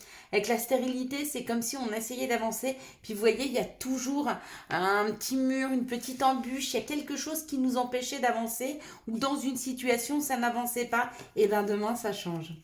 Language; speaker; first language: French; native; French